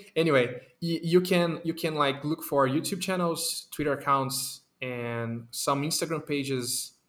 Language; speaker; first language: English; non-native, fluent; Portuguese